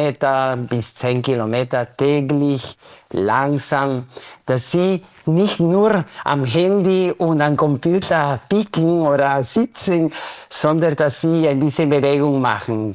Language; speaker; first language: German; non-native, fluent; Spanish